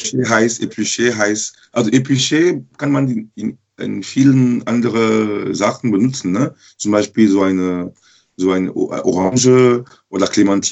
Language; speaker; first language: German; non-native, local second language; French